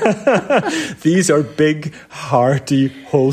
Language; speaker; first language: English; native; English